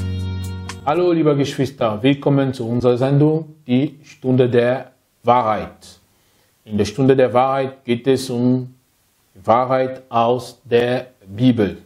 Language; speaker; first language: German; non-native, fluent; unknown